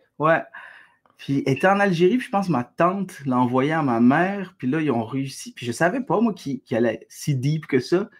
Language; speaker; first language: French; early bilingual, other home language; Arabic